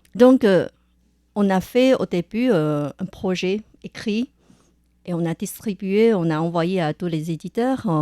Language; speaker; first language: French; non-native, fluent; Chinese